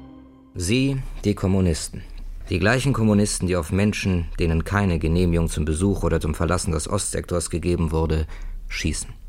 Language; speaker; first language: German; native; German